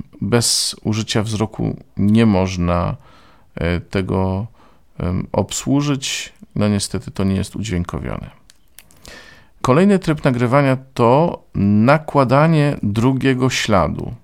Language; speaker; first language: Polish; native; Polish